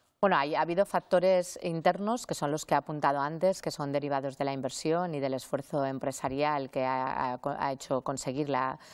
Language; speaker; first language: Spanish; native; Spanish